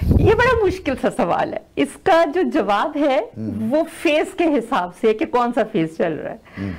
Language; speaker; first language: Urdu; native; Urdu